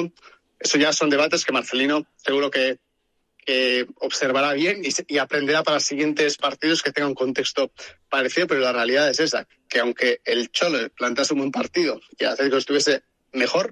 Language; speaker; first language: Spanish; native; Spanish